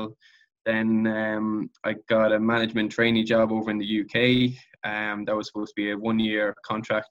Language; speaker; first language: English; native; English